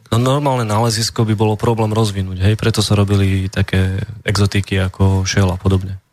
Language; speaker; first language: Slovak; native; Slovak